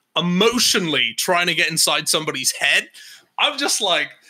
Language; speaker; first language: English; native; English